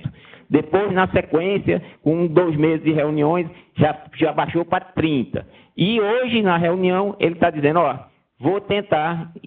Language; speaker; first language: Portuguese; native; Portuguese